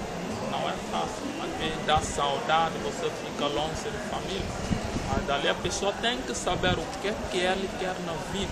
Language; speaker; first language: Portuguese; non-native, local second language; Upper Guinea Crioulo